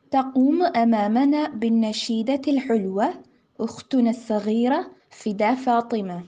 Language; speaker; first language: Arabic; non-native, learner; Malayalam